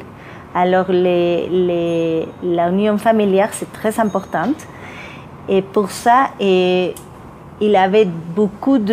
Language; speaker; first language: French; non-native, fluent; Spanish